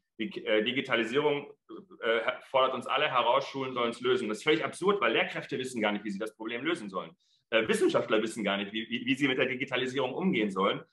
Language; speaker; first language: German; early bilingual, other home language; Arabic